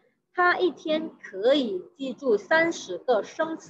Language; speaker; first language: Chinese; non-native, fluent; Indonesian